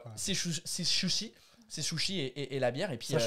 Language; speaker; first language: French; non-native, fluent; English